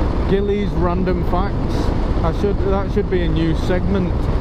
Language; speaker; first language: English; native; English